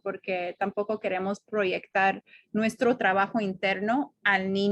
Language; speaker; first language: Spanish; non-native, fluent; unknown